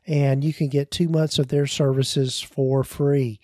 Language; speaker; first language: English; native; English